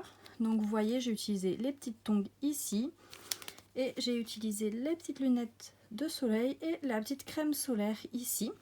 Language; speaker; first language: French; native; French